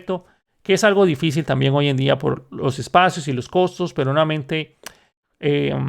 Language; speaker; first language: Spanish; native; Spanish